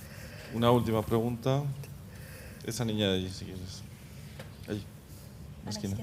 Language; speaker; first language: Spanish; native; Spanish